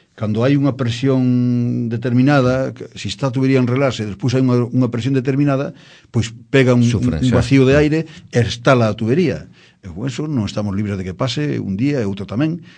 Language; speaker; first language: Galician; native; Galician